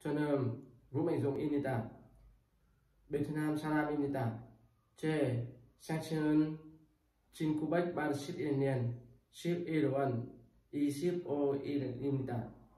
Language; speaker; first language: Korean; non-native, learner; Vietnamese